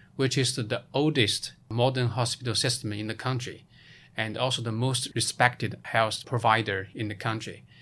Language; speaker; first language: English; non-native, fluent; Chinese